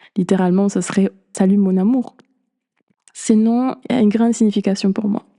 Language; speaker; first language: French; non-native, fluent; Spanish